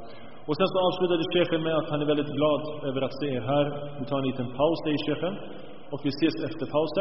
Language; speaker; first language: Swedish; early bilingual, other home language; Arabic